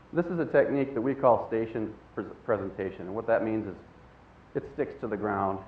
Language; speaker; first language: English; native; English